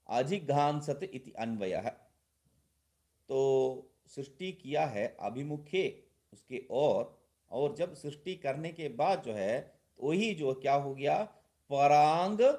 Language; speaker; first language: Hindi; non-native, local second language; Tamil